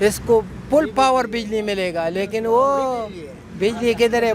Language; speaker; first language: Hindi; non-native, local second language; Pashto